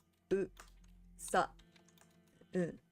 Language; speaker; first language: Japanese; non-native, learner; English